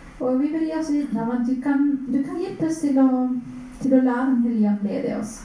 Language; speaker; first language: Norwegian; non-native, fluent; Spanish